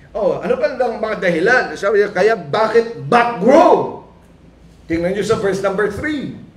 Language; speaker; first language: Filipino; non-native, local second language; Iloko